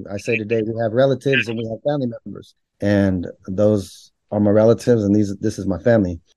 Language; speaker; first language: English; native; English